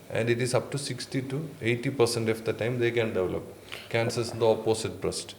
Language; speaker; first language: English; non-native, local second language; Malayalam